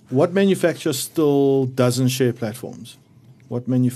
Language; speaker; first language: English; native; English